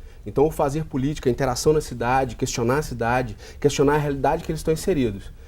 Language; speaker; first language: Portuguese; native; Portuguese